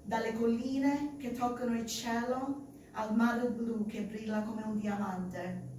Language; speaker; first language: Italian; early bilingual, heritage; Italian